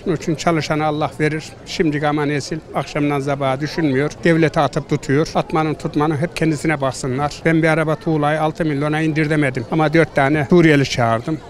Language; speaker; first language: Turkish; native; Turkish